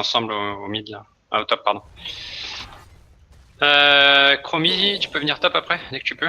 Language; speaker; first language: French; native; French